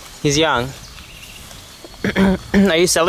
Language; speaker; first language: English; native; English